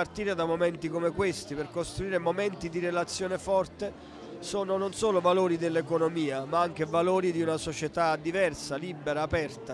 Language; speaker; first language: Italian; native; Italian